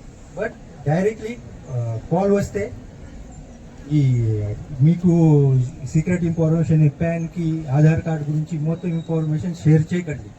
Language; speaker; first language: Telugu; non-native, learner; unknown